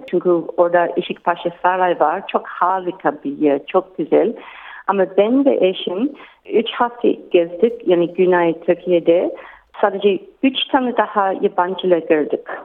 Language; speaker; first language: Turkish; non-native, learner; English